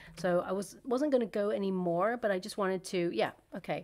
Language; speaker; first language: English; native; English